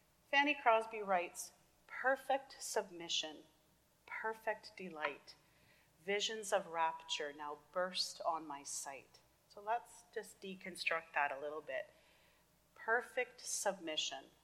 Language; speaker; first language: English; native; English